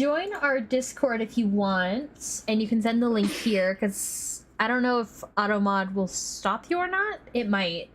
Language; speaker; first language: English; native; English